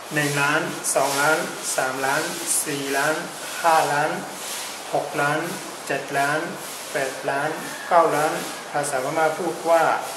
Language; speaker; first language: Thai; non-native, fluent; Burmese